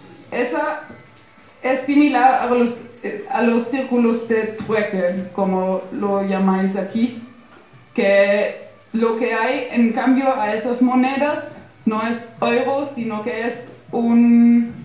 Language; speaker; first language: Spanish; non-native, fluent; German